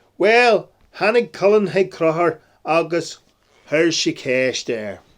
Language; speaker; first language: Irish; non-native, local second language; English